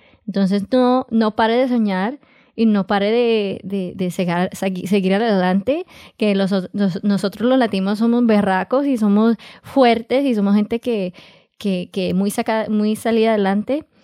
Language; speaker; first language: Spanish; early bilingual, heritage; Spanish